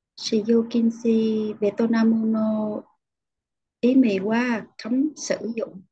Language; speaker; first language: Japanese; non-native, learner; Vietnamese